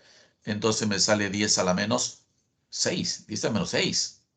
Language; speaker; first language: Spanish; native; Spanish